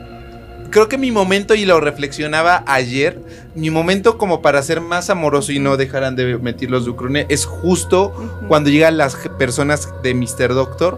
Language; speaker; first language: Spanish; native; Spanish